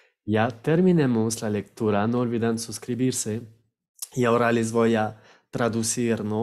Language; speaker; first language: Spanish; non-native, fluent; French